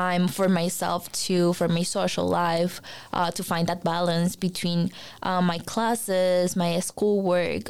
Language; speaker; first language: English; non-native, fluent; Spanish